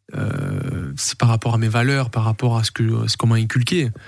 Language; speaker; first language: French; native; French